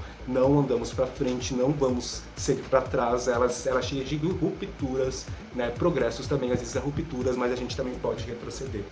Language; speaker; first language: Portuguese; native; Portuguese